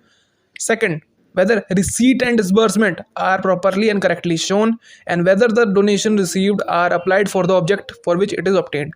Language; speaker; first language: English; non-native, local second language; Hindi